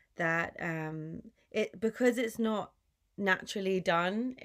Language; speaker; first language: English; native; English